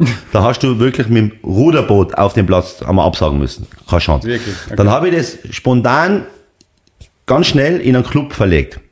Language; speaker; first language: German; native; German